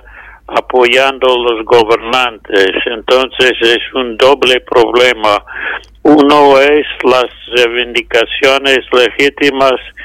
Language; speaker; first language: Spanish; non-native, fluent; English